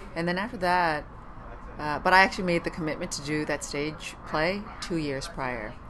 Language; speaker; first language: English; native; English